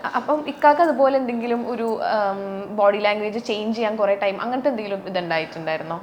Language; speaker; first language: Malayalam; native; Malayalam